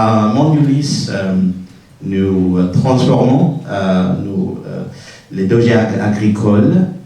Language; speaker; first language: French; non-native, learner; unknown